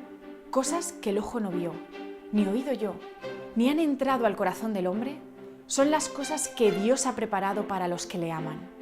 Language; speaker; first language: Spanish; native; Spanish